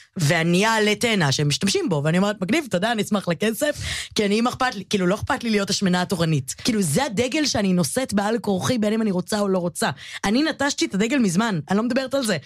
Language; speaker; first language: Hebrew; early bilingual, other home language; Amharic